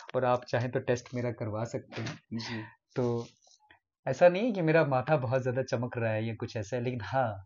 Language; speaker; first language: Hindi; non-native, local second language; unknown